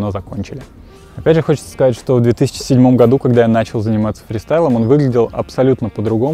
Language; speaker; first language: Russian; native; Russian